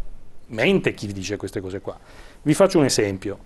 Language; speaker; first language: Italian; native; Italian